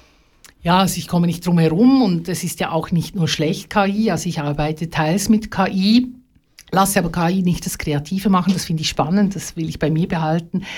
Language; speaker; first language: German; native; German